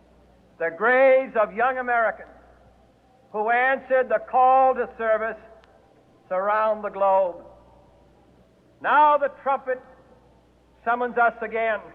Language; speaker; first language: English; native; English